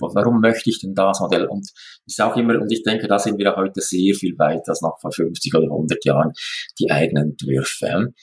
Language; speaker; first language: German; native; German